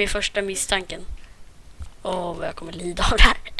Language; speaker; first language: Swedish; native; Swedish